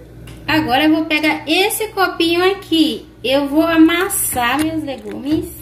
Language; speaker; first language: Portuguese; non-native, fluent; Haitian Creole